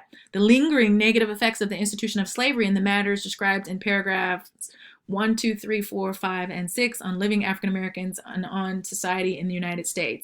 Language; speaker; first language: English; native; English